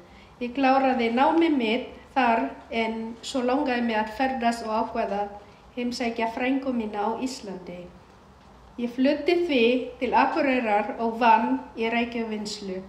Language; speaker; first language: Icelandic; non-native, fluent; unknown